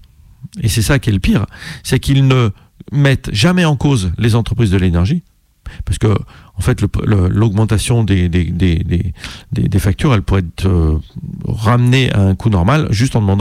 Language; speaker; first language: French; native; French